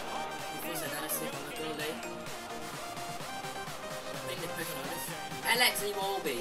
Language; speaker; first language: English; native; English